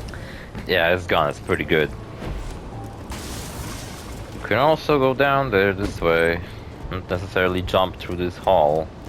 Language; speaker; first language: English; non-native, fluent; Polish